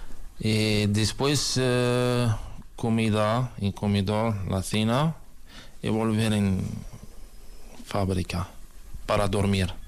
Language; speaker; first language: Spanish; non-native, learner; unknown